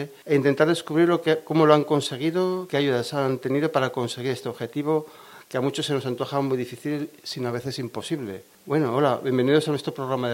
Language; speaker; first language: Spanish; native; Spanish